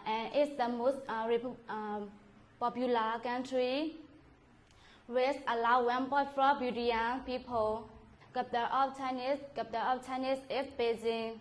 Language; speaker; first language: English; non-native, learner; Mon